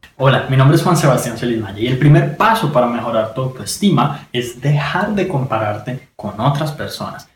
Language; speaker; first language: Spanish; native; Spanish